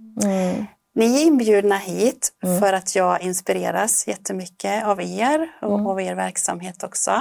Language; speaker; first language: Swedish; native; Swedish